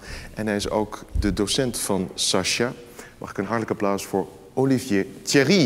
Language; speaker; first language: Dutch; native; Dutch